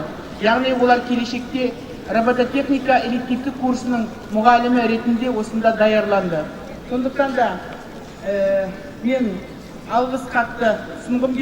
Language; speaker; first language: Kazakh; native; Kazakh